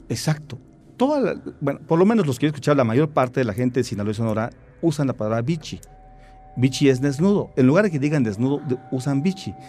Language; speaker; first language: Spanish; non-native, local second language; Tzeltal